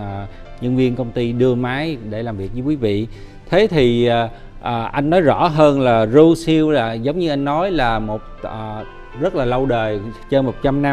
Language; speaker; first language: Vietnamese; early bilingual, heritage; Vietnamese